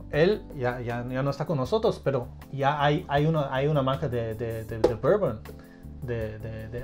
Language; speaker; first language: Spanish; early bilingual, heritage; Spanish